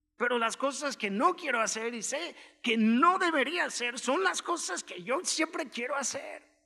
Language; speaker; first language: Spanish; non-native, fluent; English